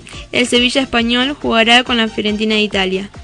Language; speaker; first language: Spanish; native; Spanish